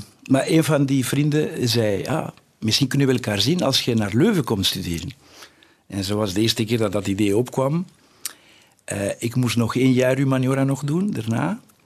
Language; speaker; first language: Dutch; non-native, fluent; Spanish